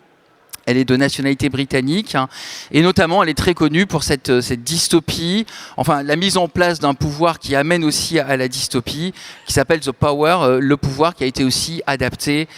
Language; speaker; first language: French; native; French